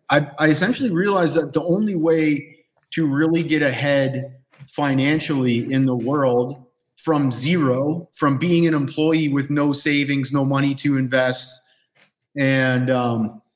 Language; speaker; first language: English; native; English